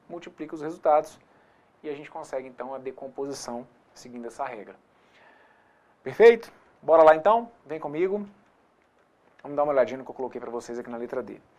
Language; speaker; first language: Portuguese; native; Portuguese